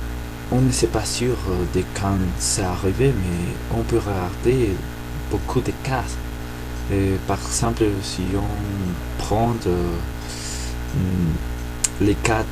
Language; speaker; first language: French; non-native, fluent; Spanish